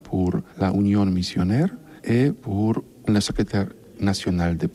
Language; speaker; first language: French; non-native, learner; Polish